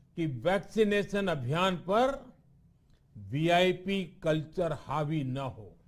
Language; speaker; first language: Hindi; non-native, local second language; Gujarati